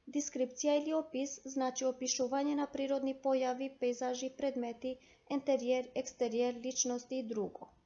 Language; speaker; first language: Macedonian; non-native, local second language; Albanian